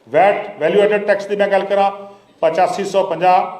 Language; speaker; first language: Hindi; non-native, local second language; Punjabi